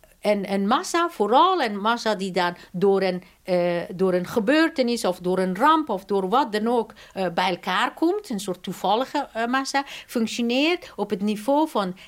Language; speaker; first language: Dutch; non-native, fluent; Persian